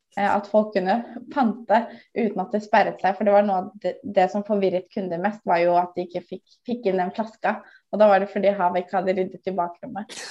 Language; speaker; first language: Norwegian; early bilingual, other home language; Somali